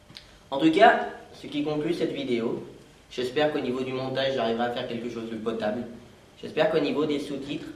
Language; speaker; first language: French; native; French